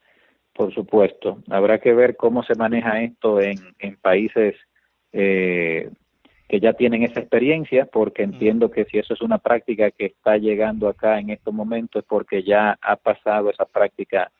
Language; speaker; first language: Spanish; native; Spanish